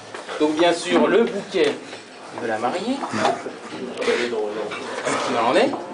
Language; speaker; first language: French; native; French